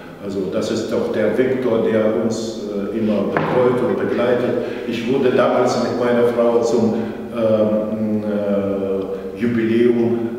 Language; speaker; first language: German; non-native, fluent; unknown